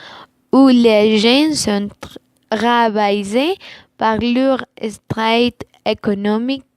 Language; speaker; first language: French; non-native, learner; Spanish